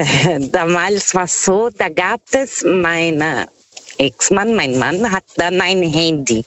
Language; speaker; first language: German; non-native, fluent; Portuguese